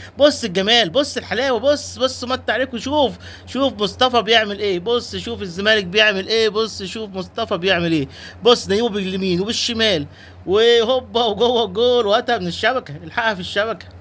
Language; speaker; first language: Arabic; native; Arabic